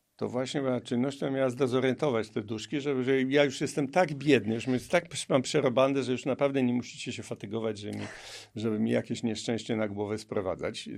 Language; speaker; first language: Polish; native; Polish